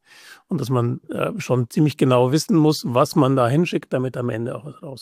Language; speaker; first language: German; native; German